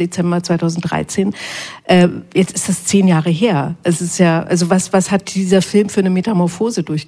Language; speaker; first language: German; native; German